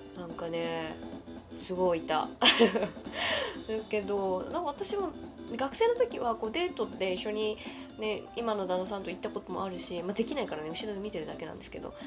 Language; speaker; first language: Japanese; native; Japanese